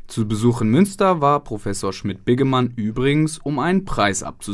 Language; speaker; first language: German; native; German